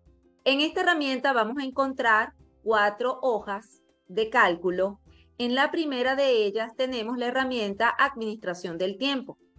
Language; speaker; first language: Spanish; native; Spanish